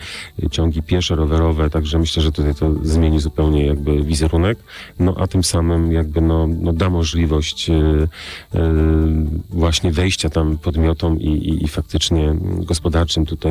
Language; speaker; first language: Polish; native; Polish